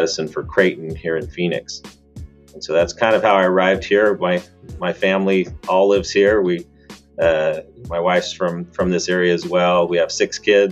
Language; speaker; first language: English; native; English